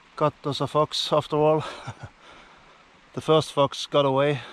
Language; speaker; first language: English; non-native, fluent; Norwegian